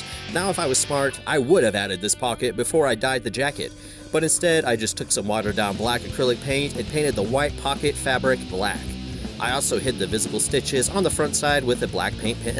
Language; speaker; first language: English; native; English